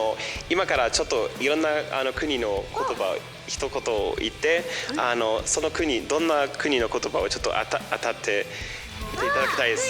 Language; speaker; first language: Japanese; non-native, fluent; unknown